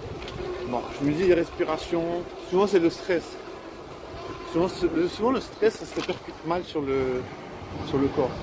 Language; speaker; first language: French; native; French